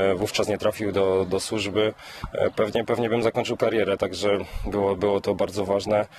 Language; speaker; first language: Polish; native; Polish